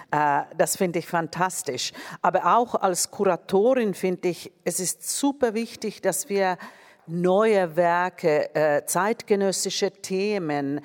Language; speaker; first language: German; non-native, fluent; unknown